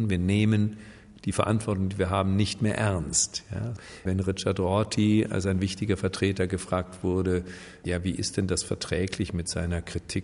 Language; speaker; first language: German; native; German